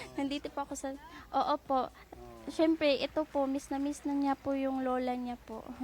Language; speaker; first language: Filipino; non-native, local second language; Cebuano